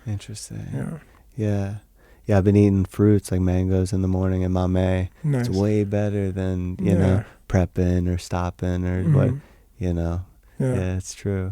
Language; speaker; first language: English; native; English